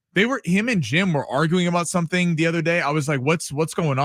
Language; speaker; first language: English; native; English